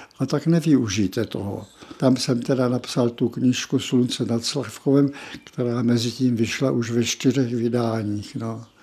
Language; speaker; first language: Czech; native; Czech